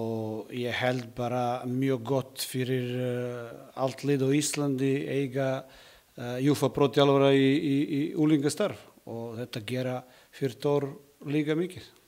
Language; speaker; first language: Icelandic; non-native, learner; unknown